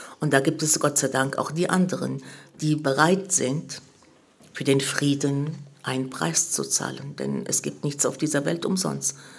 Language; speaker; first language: German; early bilingual, other home language; Arabic